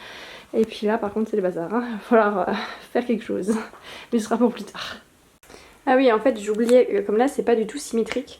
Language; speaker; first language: French; native; French